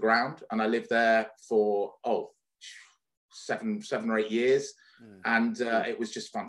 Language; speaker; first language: English; native; English